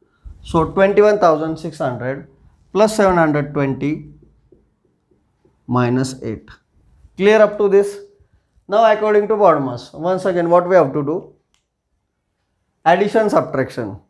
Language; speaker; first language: English; non-native, local second language; Marathi